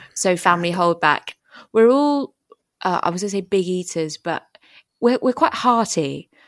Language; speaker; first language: English; early bilingual, other home language; French